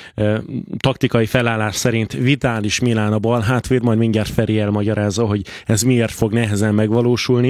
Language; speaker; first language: Hungarian; native; Hungarian